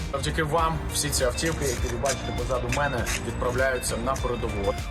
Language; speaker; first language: Ukrainian; native; Ukrainian